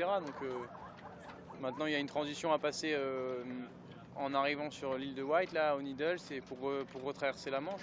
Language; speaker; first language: French; native; French